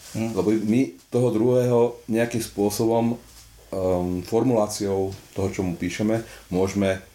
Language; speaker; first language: Slovak; native; Slovak